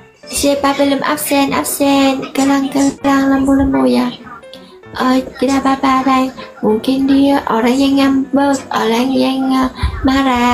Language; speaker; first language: Indonesian; non-native, learner; Vietnamese